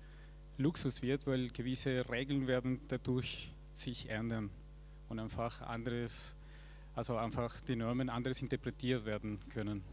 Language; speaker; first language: German; non-native, fluent; Spanish